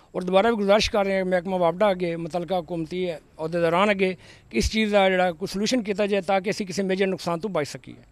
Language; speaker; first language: Punjabi; native; Punjabi